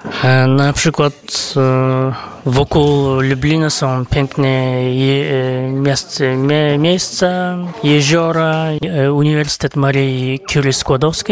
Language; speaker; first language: Polish; non-native, fluent; Kazakh